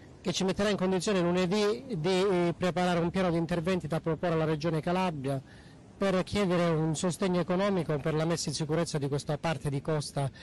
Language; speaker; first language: Italian; native; Italian